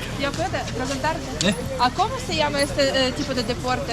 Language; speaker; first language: Spanish; non-native, learner; Ukrainian